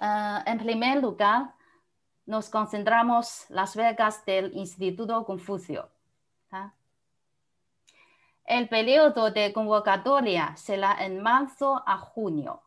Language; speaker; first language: Spanish; non-native, fluent; Chinese